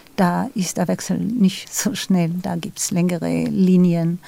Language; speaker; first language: German; non-native, fluent; Hebrew